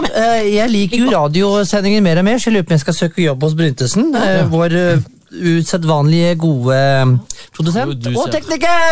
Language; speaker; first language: Norwegian; native; Norwegian